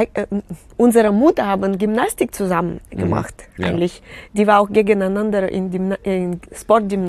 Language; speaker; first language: German; non-native, fluent; Russian